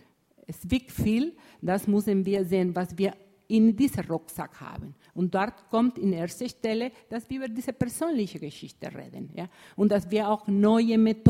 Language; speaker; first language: German; non-native, fluent; Spanish